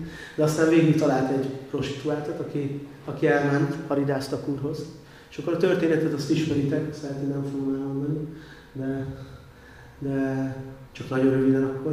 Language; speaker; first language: Hungarian; native; Hungarian